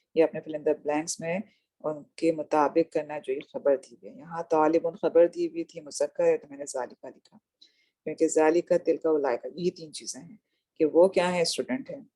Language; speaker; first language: Urdu; native; Urdu